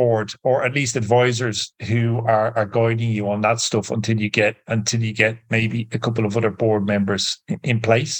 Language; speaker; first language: English; native; English